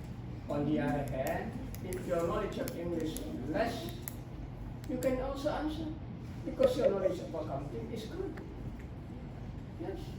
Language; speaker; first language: English; non-native, fluent; Indonesian